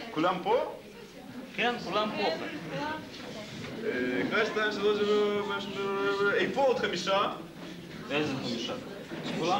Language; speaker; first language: Hebrew; non-native, learner; Russian